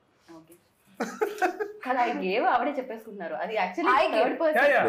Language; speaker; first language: Telugu; native; Telugu